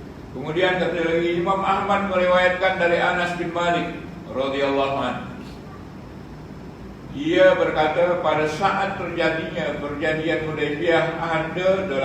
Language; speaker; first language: Malay; native; Malay